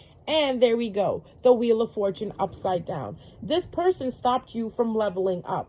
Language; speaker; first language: English; native; English